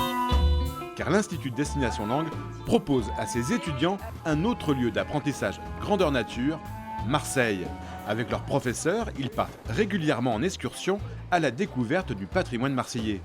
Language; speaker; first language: French; native; French